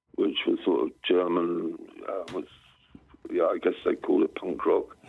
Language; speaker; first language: English; native; English